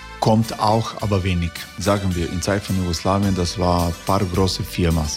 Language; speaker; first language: German; non-native, learner; Croatian